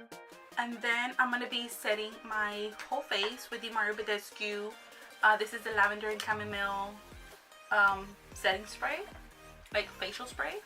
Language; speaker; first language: English; native; English